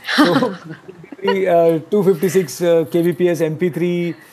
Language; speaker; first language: English; non-native, local second language; Tamil